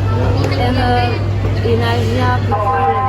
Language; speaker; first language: English; non-native, learner; French